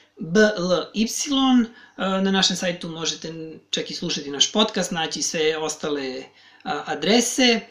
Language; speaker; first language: Serbian; native; Serbian